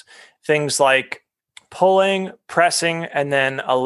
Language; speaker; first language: English; native; English